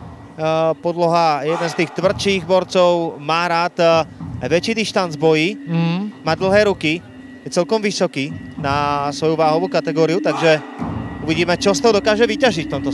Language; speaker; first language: Slovak; native; Slovak